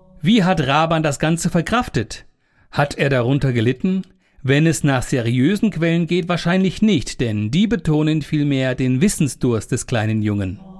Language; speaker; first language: German; native; German